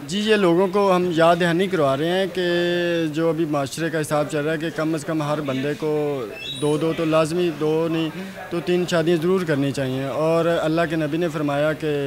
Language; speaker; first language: Urdu; non-native, local second language; Punjabi